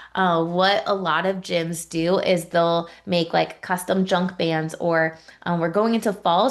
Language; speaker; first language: English; native; English